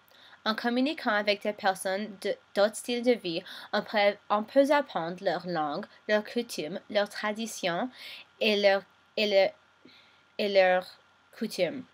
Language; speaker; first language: French; non-native, local second language; English